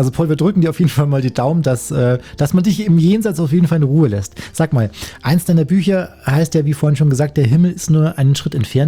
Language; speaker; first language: German; native; German